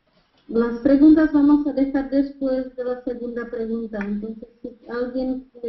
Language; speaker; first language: Spanish; non-native, fluent; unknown